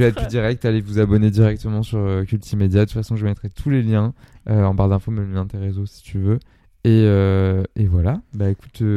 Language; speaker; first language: French; native; French